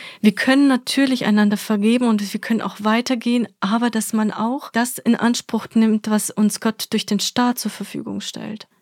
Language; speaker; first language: German; early bilingual, other home language; Russian